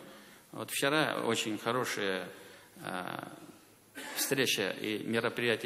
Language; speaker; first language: Russian; native; Russian